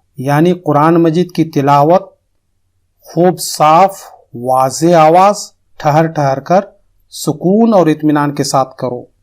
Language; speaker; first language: Urdu; native; Urdu